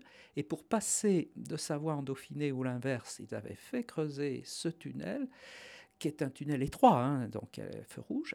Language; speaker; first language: French; native; French